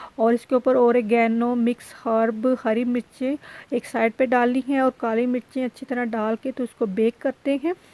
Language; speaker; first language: Urdu; native; Urdu